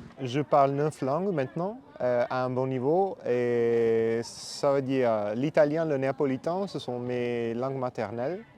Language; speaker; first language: French; non-native, fluent; Italian